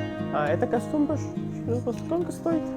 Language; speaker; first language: Russian; non-native, learner; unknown